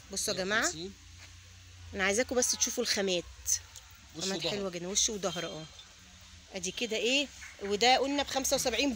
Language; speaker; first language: Arabic; native; Arabic